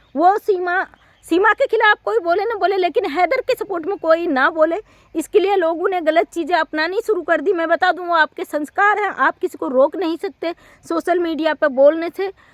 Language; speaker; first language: Hindi; native; Hindi